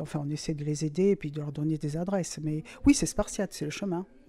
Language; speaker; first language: French; native; French